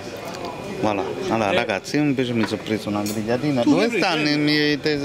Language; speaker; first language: Italian; native; Italian